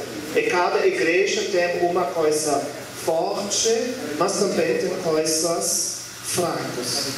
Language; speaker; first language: Portuguese; non-native, learner; German